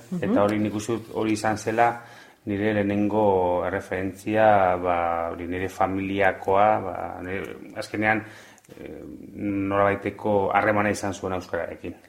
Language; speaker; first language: Basque; non-native, local second language; Spanish